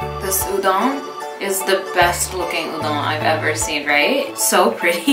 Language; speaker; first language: English; early bilingual, other home language; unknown